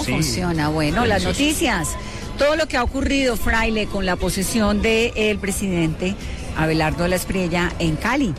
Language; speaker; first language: Spanish; native; Spanish